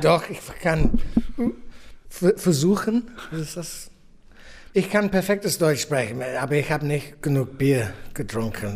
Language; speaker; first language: German; non-native, learner; English